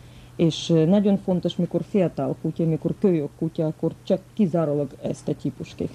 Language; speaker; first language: Hungarian; non-native, fluent; Russian